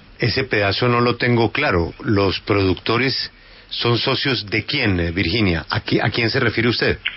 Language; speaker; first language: Spanish; native; Spanish